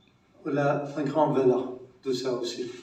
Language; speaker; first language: French; non-native, learner; Arabic